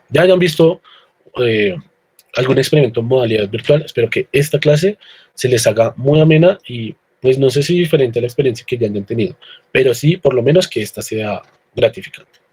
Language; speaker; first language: Spanish; native; Spanish